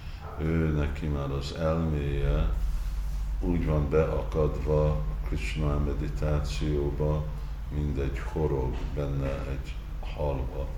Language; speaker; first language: Hungarian; early bilingual, heritage; Hungarian